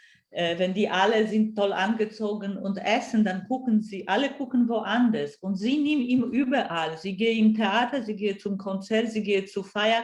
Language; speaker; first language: German; non-native, fluent; Polish